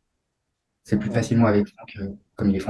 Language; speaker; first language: French; native; French